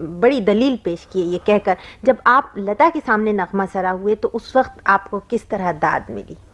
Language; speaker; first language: Urdu; native; Urdu